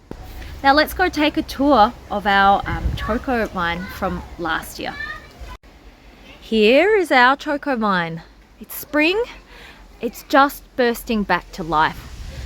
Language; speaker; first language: English; native; English